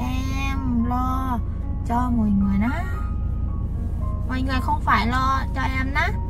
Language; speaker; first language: Vietnamese; non-native, fluent; Thai